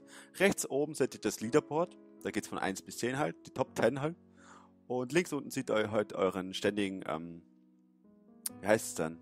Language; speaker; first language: German; native; German